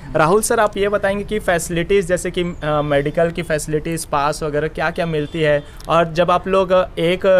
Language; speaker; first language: Hindi; native; Hindi